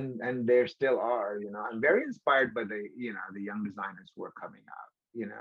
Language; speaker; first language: English; non-native, local second language; Filipino